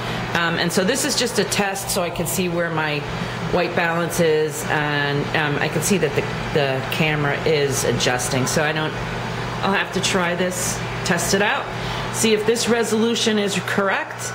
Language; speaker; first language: English; native; English